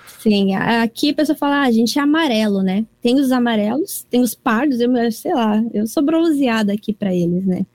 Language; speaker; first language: Portuguese; early bilingual, heritage; Portuguese